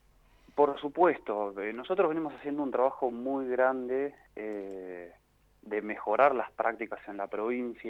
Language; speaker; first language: Spanish; native; Spanish